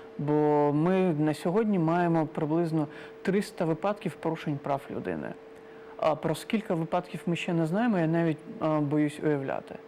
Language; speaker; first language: Ukrainian; non-native, local second language; Crimean Tatar